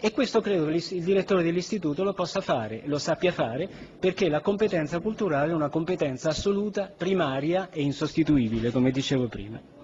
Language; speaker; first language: Italian; native; Italian